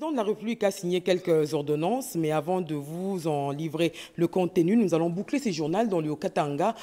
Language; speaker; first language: French; non-native, local second language; Lingala